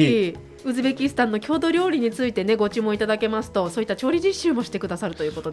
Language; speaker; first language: Japanese; native; Japanese